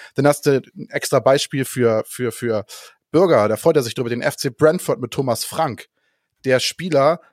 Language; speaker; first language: German; non-native, fluent; Danish